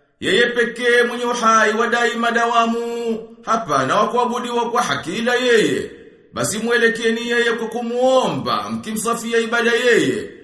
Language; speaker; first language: Swahili; native; Swahili